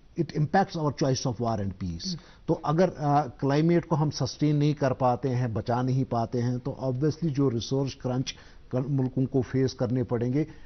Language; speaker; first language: Hindi; non-native, local second language; Kashmiri